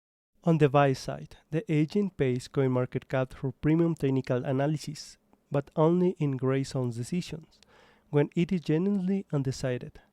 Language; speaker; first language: English; non-native, fluent; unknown